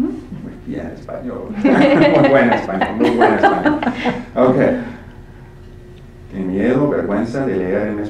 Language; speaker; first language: Spanish; non-native, fluent; English